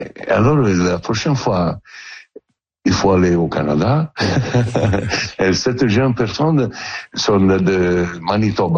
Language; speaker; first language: French; non-native, learner; Italian